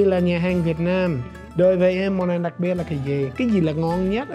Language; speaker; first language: Vietnamese; non-native, learner; English